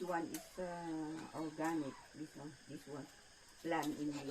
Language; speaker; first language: English; non-native, learner; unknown